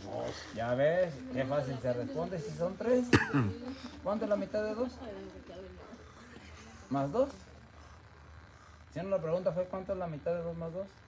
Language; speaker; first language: Spanish; native; Spanish